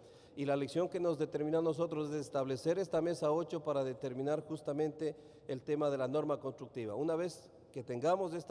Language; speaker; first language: Spanish; native; Spanish